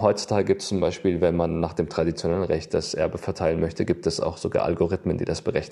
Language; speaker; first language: German; native; German